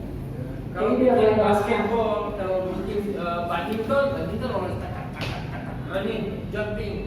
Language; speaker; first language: Indonesian; non-native, learner; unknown